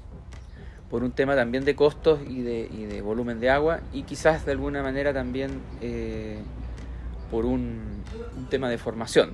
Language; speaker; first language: Spanish; native; Spanish